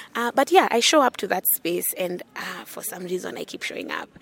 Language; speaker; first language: English; non-native, local second language; Luo (Kenya and Tanzania)